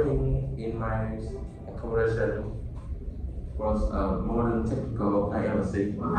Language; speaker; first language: English; non-native, learner; Vietnamese